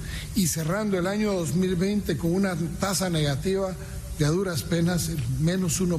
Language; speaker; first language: Spanish; native; Spanish